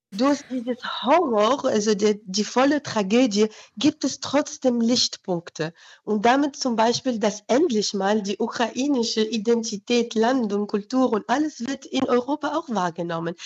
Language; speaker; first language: German; non-native, fluent; Ukrainian